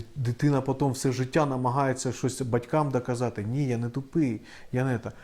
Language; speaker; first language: Ukrainian; non-native, local second language; Russian